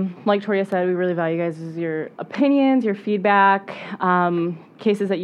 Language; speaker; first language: English; native; English